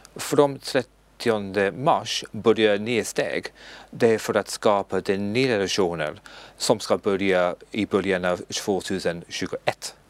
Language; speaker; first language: Swedish; non-native, learner; English